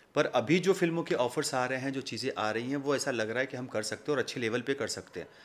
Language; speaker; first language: Hindi; native; Hindi